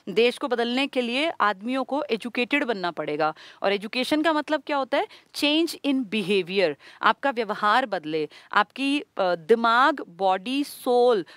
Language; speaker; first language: Hindi; native; Hindi